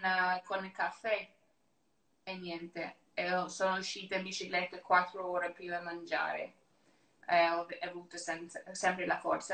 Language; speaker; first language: Italian; non-native, learner; English